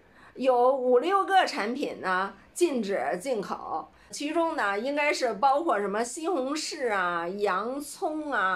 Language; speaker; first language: Chinese; native; Chinese